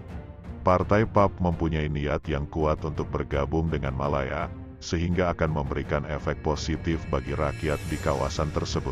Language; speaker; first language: Indonesian; native; Indonesian